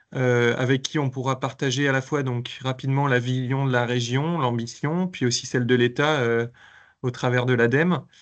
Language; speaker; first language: French; native; French